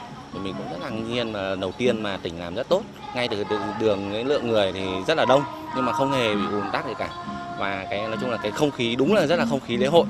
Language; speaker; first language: Vietnamese; native; Vietnamese